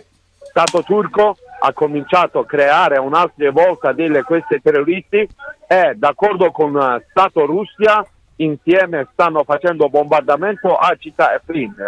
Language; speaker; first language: Italian; non-native, learner; Kurdish